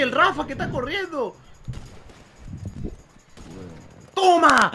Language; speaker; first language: Spanish; native; Spanish